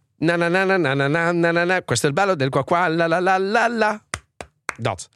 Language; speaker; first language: Dutch; early bilingual, other home language; Italian